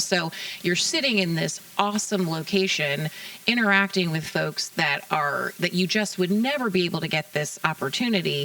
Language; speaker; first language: English; native; English